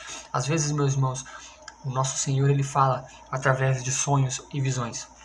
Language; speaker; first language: Portuguese; native; Portuguese